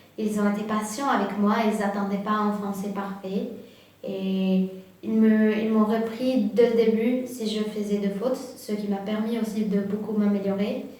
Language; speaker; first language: French; non-native, fluent; Spanish